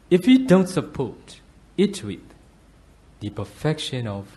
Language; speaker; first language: English; non-native, fluent; Burmese